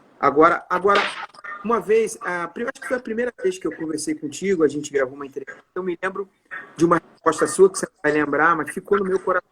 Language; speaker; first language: Portuguese; native; Portuguese